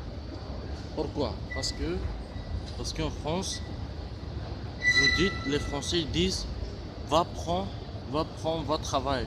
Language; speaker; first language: French; non-native, fluent; Bulgarian